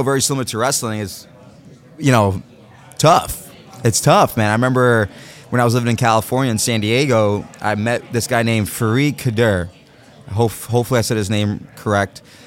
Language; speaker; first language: English; native; English